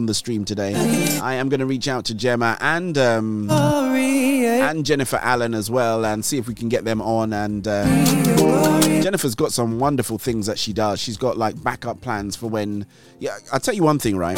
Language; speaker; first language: English; native; English